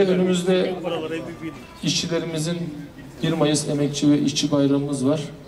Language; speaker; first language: Turkish; native; Turkish